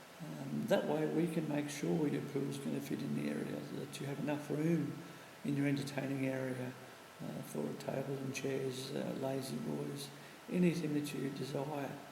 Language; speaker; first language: English; native; English